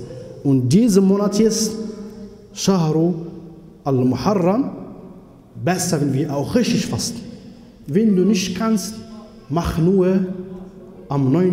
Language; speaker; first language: German; non-native, fluent; Arabic